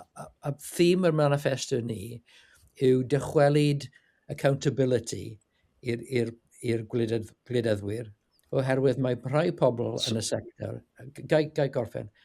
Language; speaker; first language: Welsh; non-native, learner; English